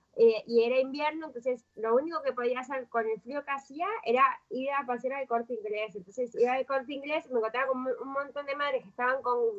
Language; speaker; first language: Spanish; native; Spanish